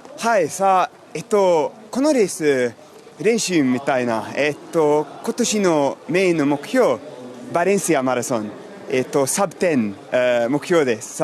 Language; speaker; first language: Japanese; non-native, learner; English